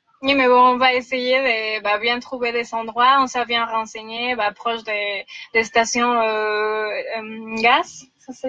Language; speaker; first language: French; non-native, fluent; Spanish